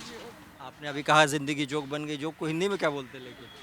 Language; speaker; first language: Hindi; native; Hindi